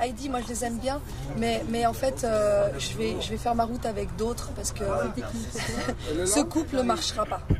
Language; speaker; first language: French; native; French